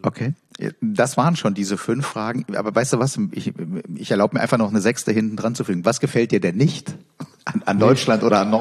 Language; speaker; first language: German; native; German